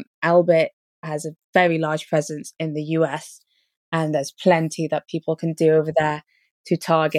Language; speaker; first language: English; native; English